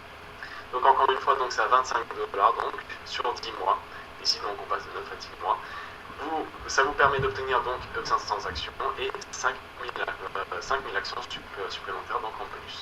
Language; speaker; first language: French; native; French